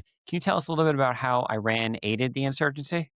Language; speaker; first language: English; native; English